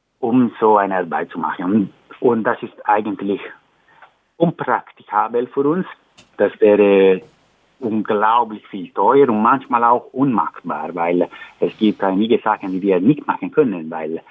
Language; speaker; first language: German; non-native, learner; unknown